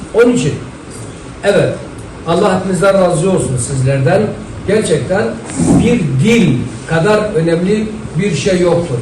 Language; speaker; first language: Turkish; non-native, local second language; Zaza